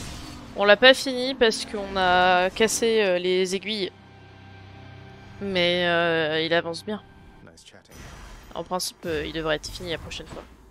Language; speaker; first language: French; native; French